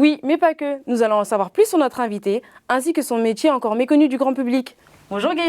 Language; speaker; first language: French; native; French